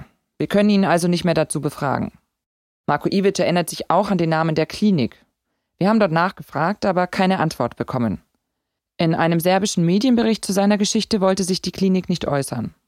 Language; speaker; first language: German; native; German